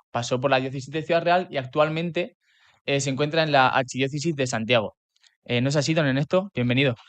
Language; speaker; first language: Spanish; native; Spanish